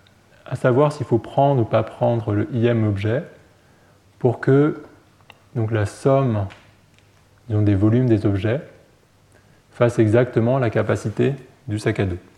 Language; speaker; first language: French; native; French